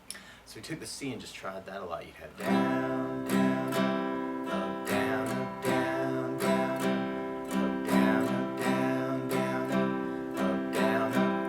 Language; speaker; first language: English; native; English